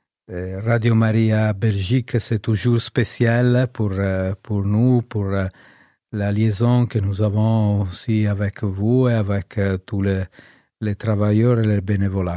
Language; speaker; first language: French; non-native, learner; Italian